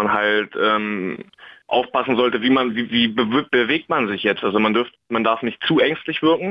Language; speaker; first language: German; native; German